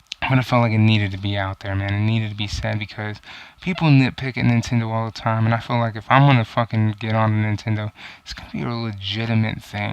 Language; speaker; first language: English; native; English